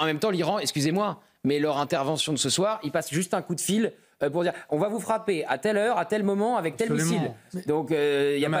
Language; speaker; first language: French; native; French